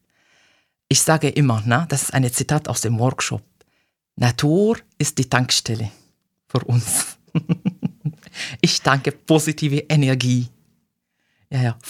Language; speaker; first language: German; non-native, fluent; Arabic